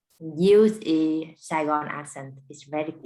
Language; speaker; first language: English; non-native, learner; Vietnamese